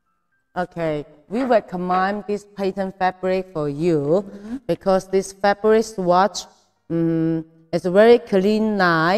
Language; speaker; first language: English; non-native, fluent; Chinese